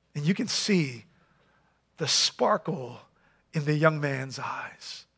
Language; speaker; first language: English; non-native, fluent; Dutch